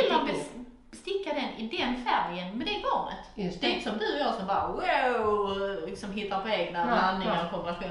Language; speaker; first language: Swedish; native; Swedish